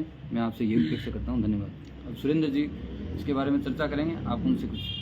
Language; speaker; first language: Hindi; native; Hindi